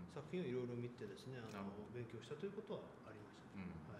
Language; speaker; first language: Japanese; native; Japanese